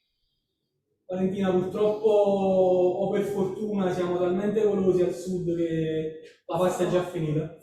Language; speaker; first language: Italian; native; Italian